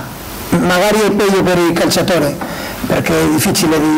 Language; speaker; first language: Italian; non-native, learner; Spanish